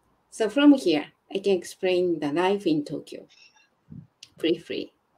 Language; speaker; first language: English; non-native, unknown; Japanese